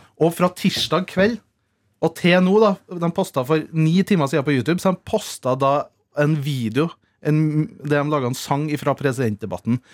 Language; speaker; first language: Norwegian; native; Norwegian